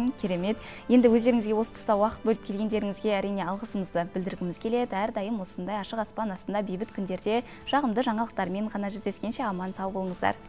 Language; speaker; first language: Kazakh; native; Kazakh